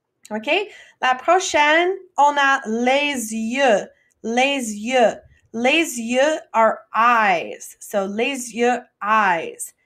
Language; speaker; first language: French; non-native, fluent; English